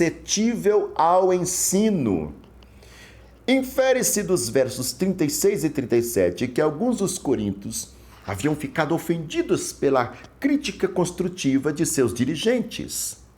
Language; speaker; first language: Portuguese; native; Portuguese